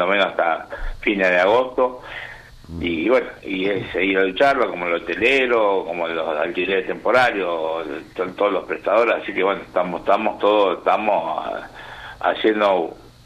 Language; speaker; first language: Spanish; native; Spanish